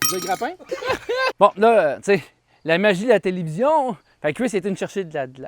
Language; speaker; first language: French; native; French